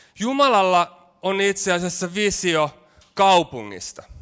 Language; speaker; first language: Finnish; native; Finnish